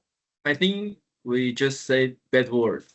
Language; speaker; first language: English; non-native, learner; Chinese